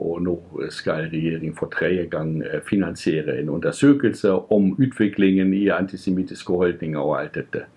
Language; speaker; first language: Norwegian; non-native, fluent; German